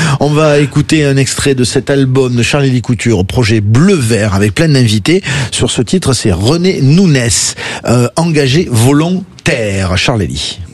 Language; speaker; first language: French; native; French